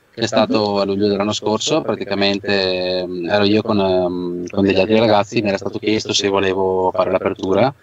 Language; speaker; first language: Italian; native; Italian